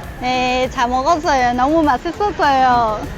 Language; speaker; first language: Korean; non-native, learner; Vietnamese